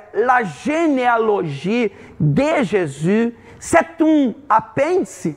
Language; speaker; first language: French; non-native, fluent; Portuguese